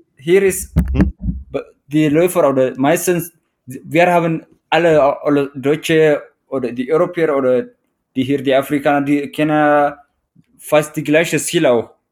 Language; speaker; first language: German; non-native, learner; Tigrinya